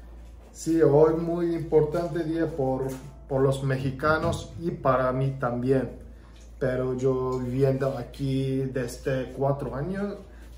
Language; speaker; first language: Spanish; non-native, learner; Turkish